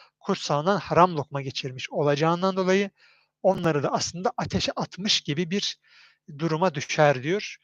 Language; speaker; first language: Turkish; native; Turkish